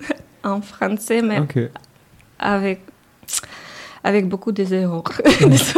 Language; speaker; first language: French; non-native, learner; Ukrainian